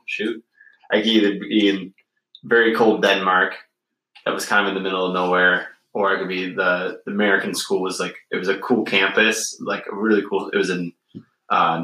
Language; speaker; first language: English; native; English